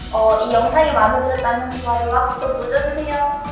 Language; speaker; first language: Korean; non-native, fluent; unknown